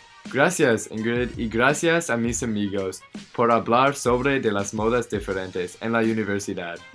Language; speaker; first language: Spanish; non-native, learner; English